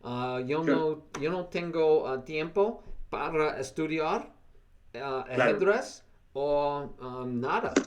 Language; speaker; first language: Spanish; non-native, learner; English